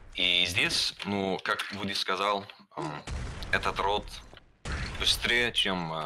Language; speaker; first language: Russian; non-native, learner; German